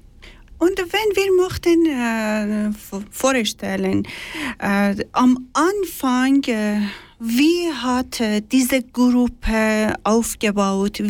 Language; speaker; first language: German; non-native, learner; Persian